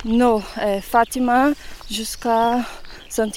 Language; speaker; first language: French; non-native, learner; Portuguese